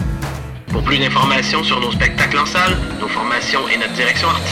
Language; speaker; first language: French; native; French